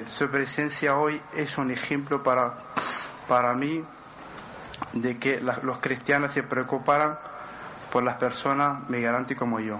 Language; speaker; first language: Spanish; non-native, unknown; Arabic